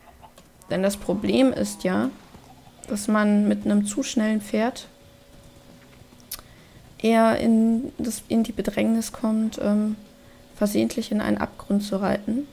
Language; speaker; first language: German; native; German